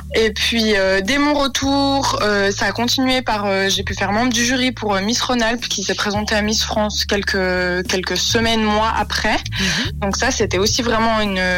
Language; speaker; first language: French; native; French